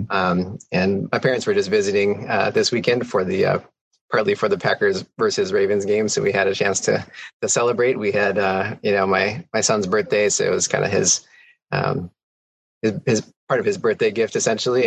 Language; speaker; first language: English; native; English